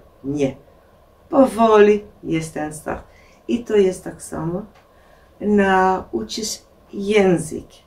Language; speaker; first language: Polish; non-native, learner; Dutch